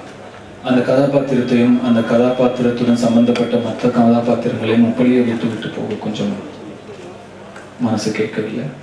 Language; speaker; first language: Tamil; native; Tamil